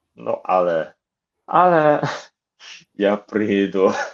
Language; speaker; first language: Ukrainian; non-native, learner; Japanese